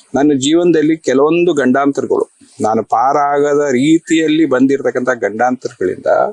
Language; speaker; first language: Kannada; native; Kannada